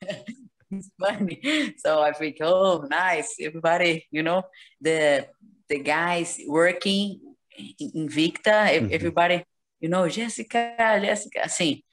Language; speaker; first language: English; non-native, learner; Portuguese